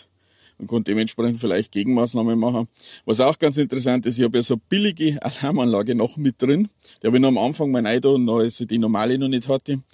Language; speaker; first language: German; native; German